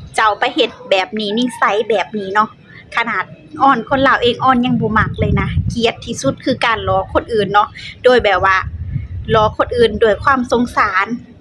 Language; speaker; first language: Thai; native; Thai